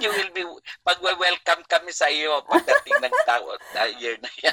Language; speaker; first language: Filipino; non-native, local second language; Chavacano